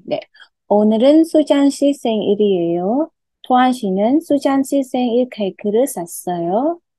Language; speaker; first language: Korean; non-native, fluent; Khmer